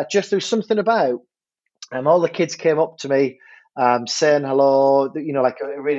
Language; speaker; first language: English; native; English